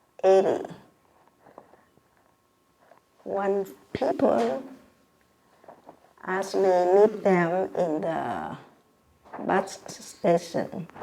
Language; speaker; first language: English; non-native, learner; Vietnamese